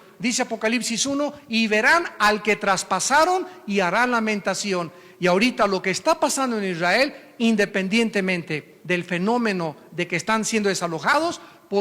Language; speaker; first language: Spanish; native; Spanish